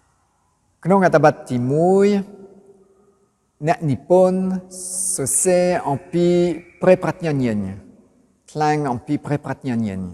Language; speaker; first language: Khmer; non-native, fluent; French